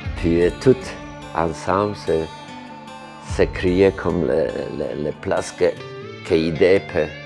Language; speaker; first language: French; non-native, learner; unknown